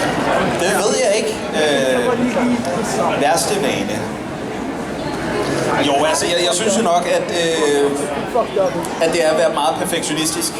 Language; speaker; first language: Danish; native; Danish